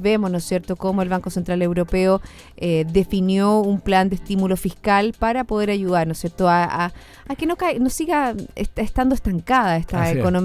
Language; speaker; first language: Spanish; native; Spanish